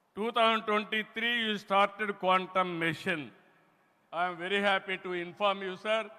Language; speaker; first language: English; non-native, local second language; Telugu